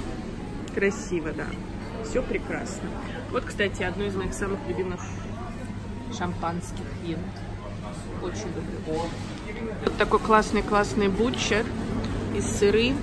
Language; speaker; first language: Russian; native; Russian